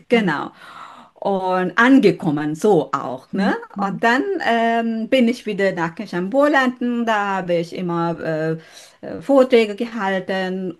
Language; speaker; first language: German; non-native, learner; Sinhala